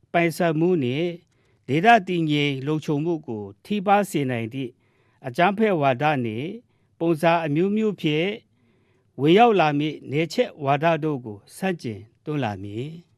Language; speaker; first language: Burmese; non-native, local second language; Kachin